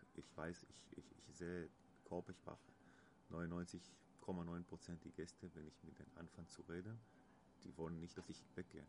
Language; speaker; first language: German; non-native, learner; Hebrew